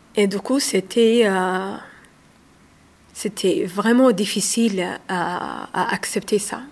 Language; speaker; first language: French; non-native, learner; Somali